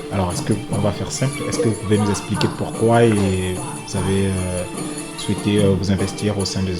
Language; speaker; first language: French; native; French